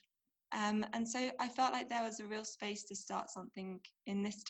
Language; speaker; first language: English; native; English